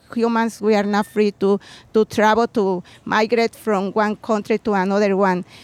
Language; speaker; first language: English; non-native, fluent; Spanish